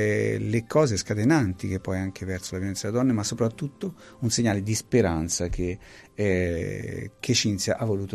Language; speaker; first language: Italian; native; Italian